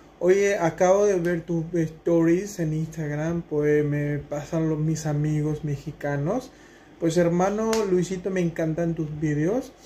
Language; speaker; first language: Spanish; non-native, fluent; Hindi